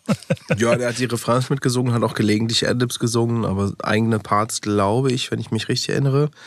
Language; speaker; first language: German; early bilingual, other home language; English